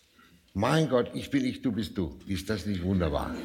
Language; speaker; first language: German; non-native, fluent; Danish